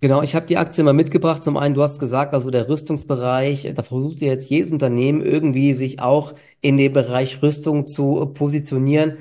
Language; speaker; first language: German; native; German